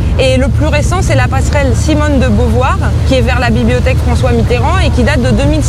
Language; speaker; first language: French; native; French